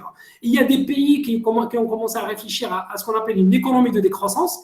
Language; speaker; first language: French; non-native, local second language; Arabic